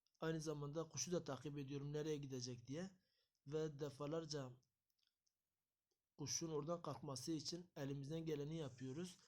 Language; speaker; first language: Turkish; native; Turkish